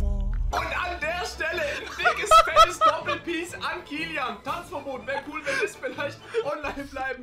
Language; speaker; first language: German; native; German